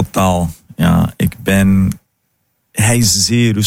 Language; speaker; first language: Dutch; non-native, fluent; Italian